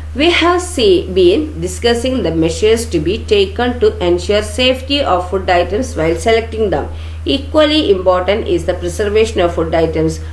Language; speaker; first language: English; non-native, local second language; Malayalam